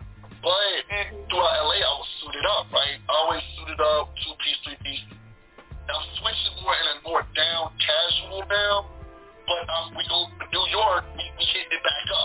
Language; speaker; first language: English; native; English